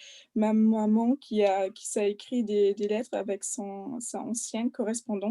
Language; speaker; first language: French; non-native, fluent; German